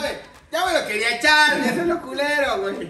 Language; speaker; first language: Spanish; native; Spanish